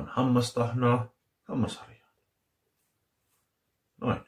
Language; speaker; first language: Finnish; native; Finnish